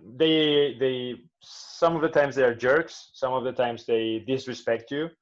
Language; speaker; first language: English; non-native, fluent; Spanish